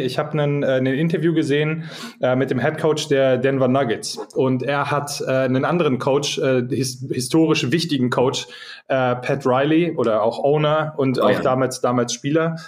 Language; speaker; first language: German; native; German